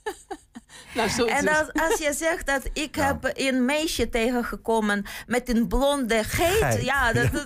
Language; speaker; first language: Dutch; non-native, fluent; Ukrainian